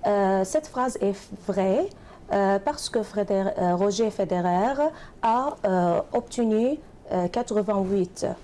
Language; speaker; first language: French; non-native, fluent; Arabic